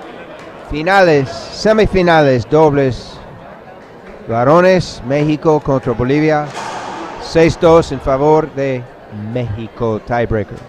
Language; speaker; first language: Spanish; non-native, learner; English